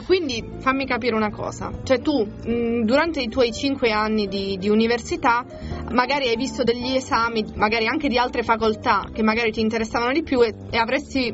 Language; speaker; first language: Italian; native; Italian